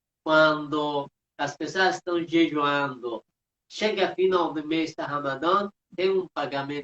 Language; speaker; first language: Portuguese; non-native, fluent; Persian